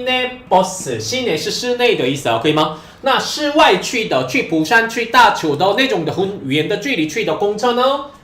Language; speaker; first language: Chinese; non-native, fluent; Korean